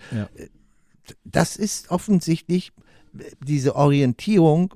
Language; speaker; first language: German; native; German